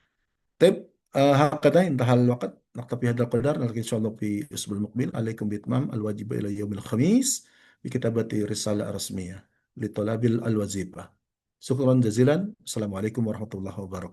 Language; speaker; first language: Arabic; non-native, fluent; Indonesian